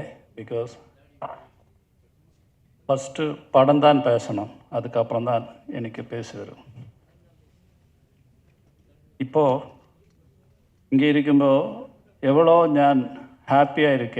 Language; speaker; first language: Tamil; non-native, learner; Malayalam